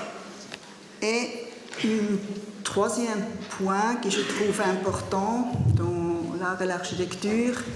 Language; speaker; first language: French; non-native, learner; German